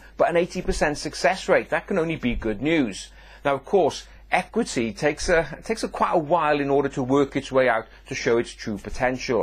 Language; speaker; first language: English; native; English